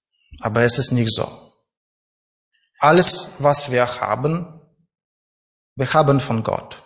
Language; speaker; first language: German; non-native, learner; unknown